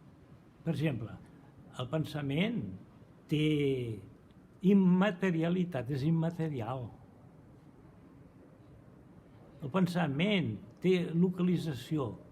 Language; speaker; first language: Catalan; non-native, fluent; Portuguese